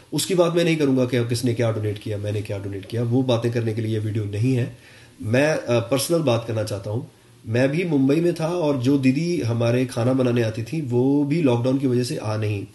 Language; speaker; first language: Hindi; non-native, local second language; Punjabi